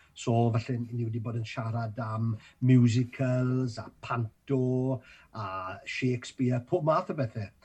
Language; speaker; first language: Welsh; native; Welsh